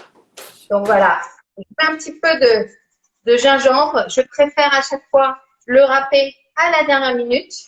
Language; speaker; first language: French; native; French